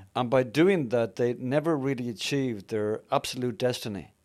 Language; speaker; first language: English; native; English